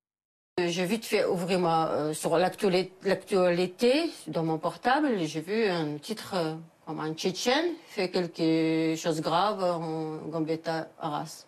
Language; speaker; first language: French; non-native, learner; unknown